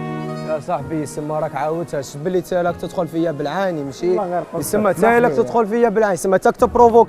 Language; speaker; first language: Arabic; native; Arabic